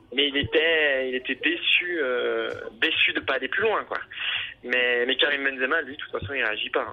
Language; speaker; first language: French; native; French